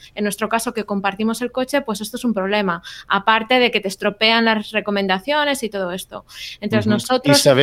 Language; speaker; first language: Spanish; native; Spanish